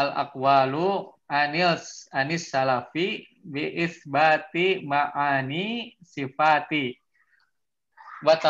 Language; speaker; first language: Arabic; non-native, learner; Indonesian